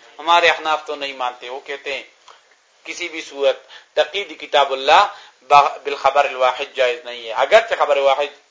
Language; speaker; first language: Urdu; non-native, local second language; Pashto